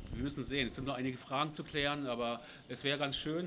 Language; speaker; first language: German; native; German